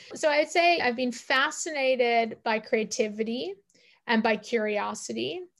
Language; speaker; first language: English; native; English